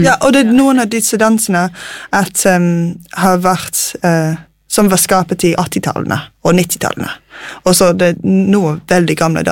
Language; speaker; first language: Norwegian; non-native, fluent; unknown